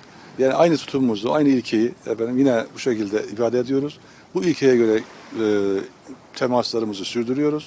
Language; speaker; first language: Turkish; native; Turkish